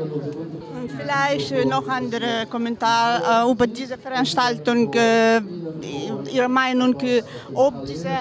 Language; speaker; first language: German; non-native, learner; Ukrainian